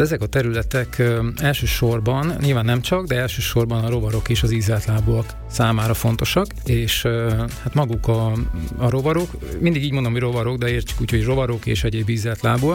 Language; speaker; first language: Hungarian; native; Hungarian